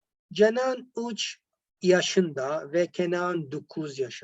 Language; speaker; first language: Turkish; non-native, learner; Arabic